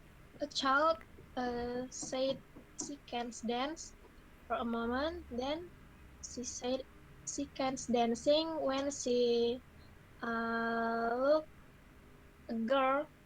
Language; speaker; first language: English; non-native, learner; Indonesian